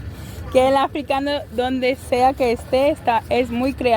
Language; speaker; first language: Spanish; non-native, fluent; English